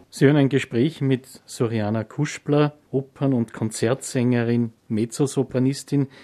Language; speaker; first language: German; native; German